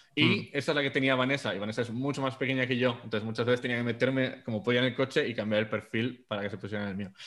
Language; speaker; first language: Spanish; native; Spanish